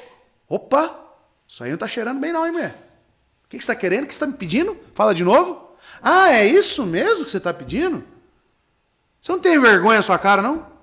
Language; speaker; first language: Portuguese; native; Portuguese